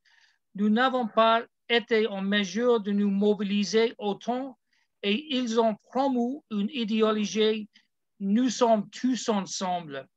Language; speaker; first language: French; non-native, learner; English